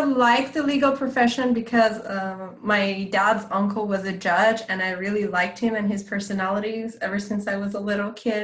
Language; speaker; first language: English; non-native, fluent; Persian